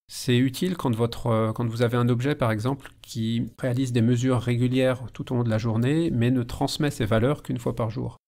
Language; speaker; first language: French; native; French